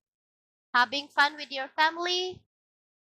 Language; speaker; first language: English; non-native, local second language; Filipino